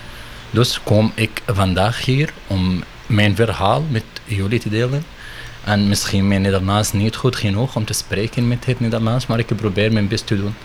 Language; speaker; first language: Dutch; non-native, learner; Arabic